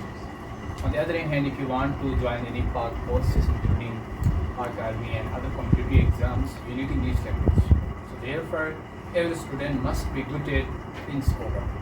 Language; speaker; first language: English; non-native, fluent; Urdu